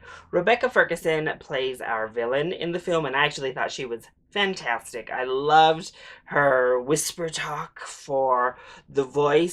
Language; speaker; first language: English; native; English